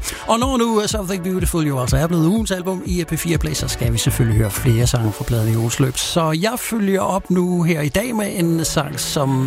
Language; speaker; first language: Danish; native; Danish